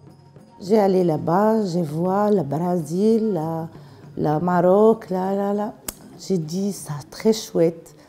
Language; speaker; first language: French; non-native, learner; Arabic